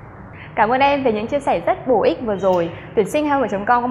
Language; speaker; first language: Vietnamese; native; Vietnamese